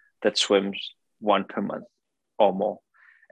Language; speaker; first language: English; non-native, fluent; Danish